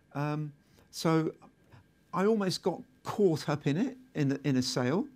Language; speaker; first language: English; native; English